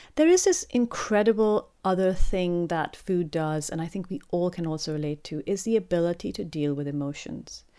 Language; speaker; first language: English; non-native, local second language; Urdu